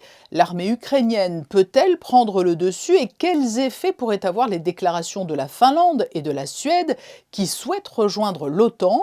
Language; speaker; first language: French; native; French